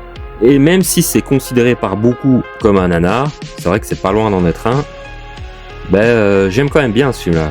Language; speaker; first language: French; native; French